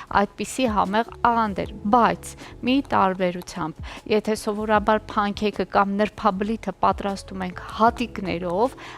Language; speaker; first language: Armenian; native; Armenian